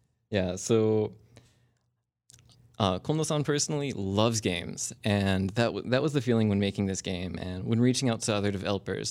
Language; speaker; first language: English; native; English